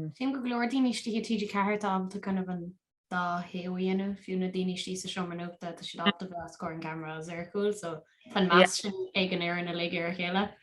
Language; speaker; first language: Irish; native; Irish